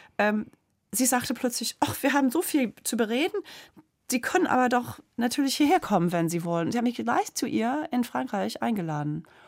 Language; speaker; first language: German; non-native, fluent; English